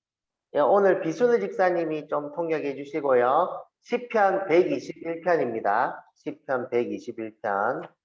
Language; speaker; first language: Korean; native; Korean